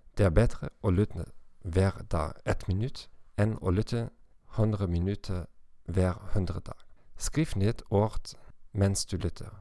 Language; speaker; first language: Norwegian; non-native, learner; German